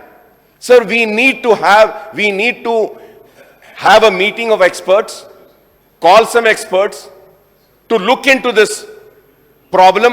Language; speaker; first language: English; non-native, local second language; Urdu